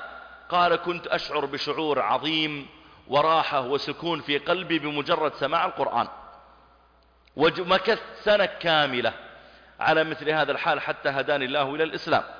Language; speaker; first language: Arabic; native; Arabic